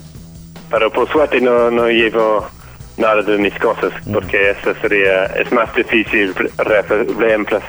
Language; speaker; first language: Spanish; non-native, fluent; English